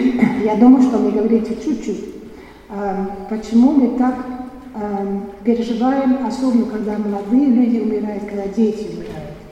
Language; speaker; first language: Russian; non-native, fluent; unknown